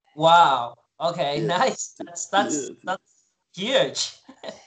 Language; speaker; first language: English; non-native, fluent; Spanish